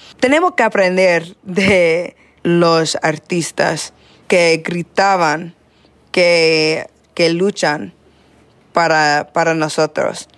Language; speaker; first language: Spanish; non-native, learner; English